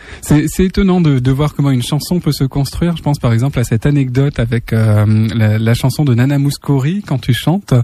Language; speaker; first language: French; native; French